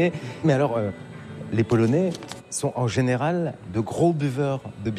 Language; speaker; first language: French; native; French